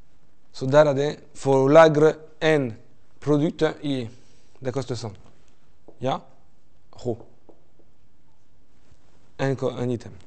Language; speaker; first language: Norwegian; non-native, fluent; French